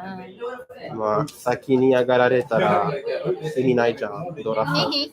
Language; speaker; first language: Japanese; non-native, fluent; English